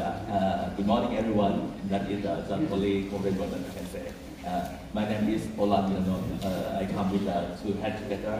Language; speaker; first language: English; non-native, fluent; Thai